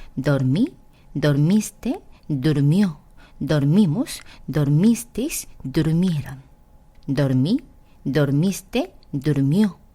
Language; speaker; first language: Spanish; non-native, fluent; Korean